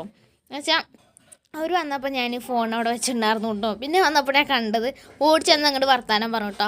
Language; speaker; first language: Malayalam; native; Malayalam